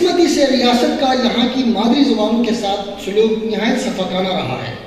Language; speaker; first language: Urdu; non-native, local second language; Northern Hindko